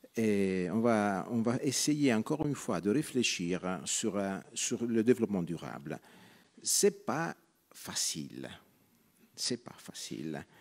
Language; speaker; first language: French; non-native, local second language; Italian